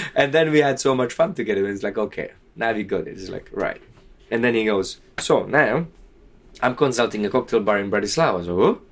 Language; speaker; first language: English; non-native, fluent; Slovak